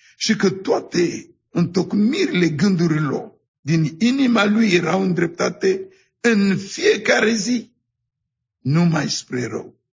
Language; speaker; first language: Romanian; non-native, fluent; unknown